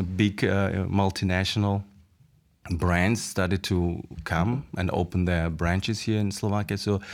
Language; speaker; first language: English; non-native, fluent; Mongolian